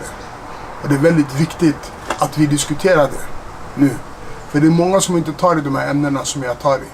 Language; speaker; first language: Swedish; non-native, fluent; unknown